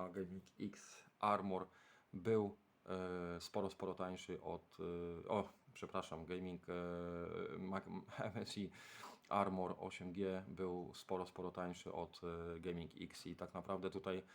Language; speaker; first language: Polish; native; Polish